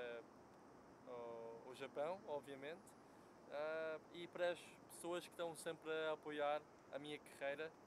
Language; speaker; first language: Portuguese; non-native, fluent; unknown